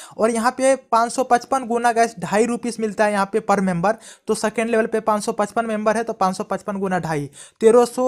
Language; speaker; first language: Hindi; non-native, local second language; Punjabi